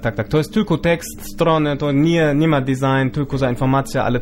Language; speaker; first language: Polish; non-native, local second language; German